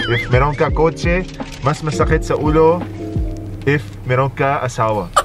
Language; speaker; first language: Filipino; non-native, learner; Arabic